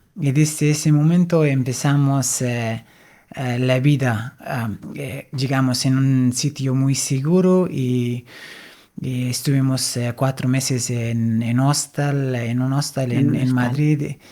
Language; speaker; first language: Spanish; non-native, fluent; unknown